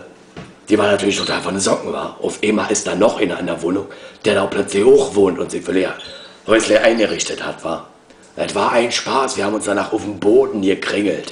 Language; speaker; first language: German; native; German